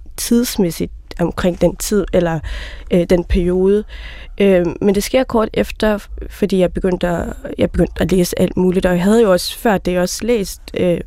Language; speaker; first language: Danish; early bilingual, other home language; Somali